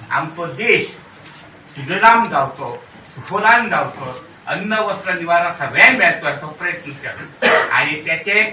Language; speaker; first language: Marathi; non-native, local second language; Konkani